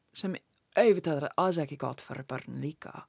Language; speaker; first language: Icelandic; non-native, learner; English